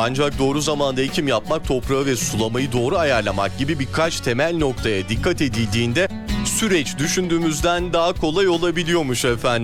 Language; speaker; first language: Turkish; native; Turkish